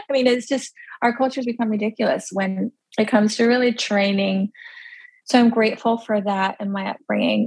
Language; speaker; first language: English; early bilingual, other home language; Pennsylvania German